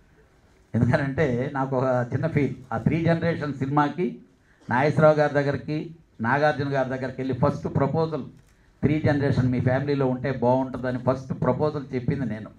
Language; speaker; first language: Telugu; native; Telugu